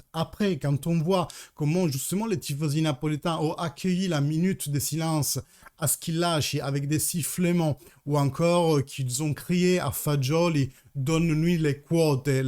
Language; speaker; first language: French; early bilingual, heritage; Italian